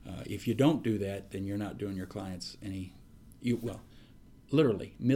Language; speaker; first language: English; native; English